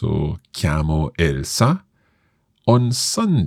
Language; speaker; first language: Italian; non-native, fluent; English